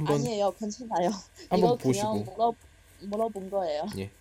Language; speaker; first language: Korean; non-native, learner; Chinese